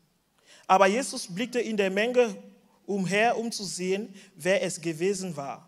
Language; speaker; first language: German; non-native, fluent; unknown